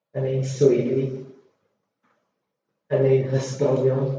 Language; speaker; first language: Welsh; non-native, local second language; English